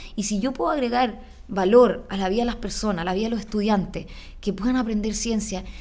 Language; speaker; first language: Spanish; native; Spanish